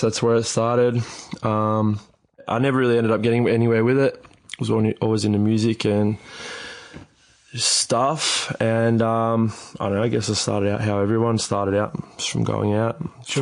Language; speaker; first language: English; native; English